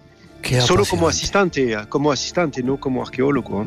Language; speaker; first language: Spanish; non-native, learner; French